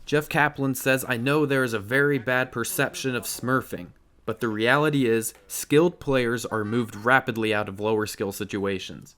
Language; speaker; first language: English; native; English